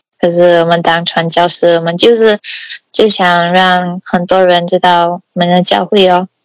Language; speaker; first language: Chinese; non-native, local second language; English